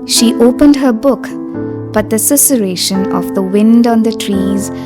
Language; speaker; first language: English; non-native, local second language; Malayalam